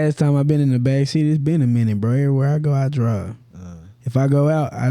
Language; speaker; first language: English; native; English